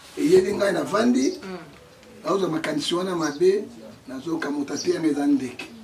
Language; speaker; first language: Lingala; native; Lingala